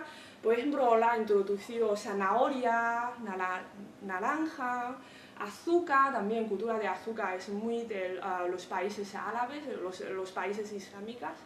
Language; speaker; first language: Spanish; non-native, fluent; Chinese